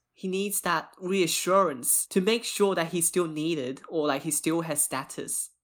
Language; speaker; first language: English; early bilingual, other home language; Chinese